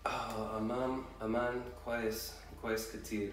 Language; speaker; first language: Arabic; non-native, learner; English